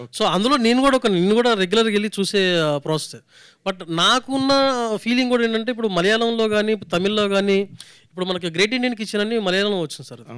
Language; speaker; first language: Telugu; native; Telugu